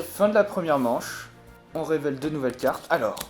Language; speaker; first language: French; native; French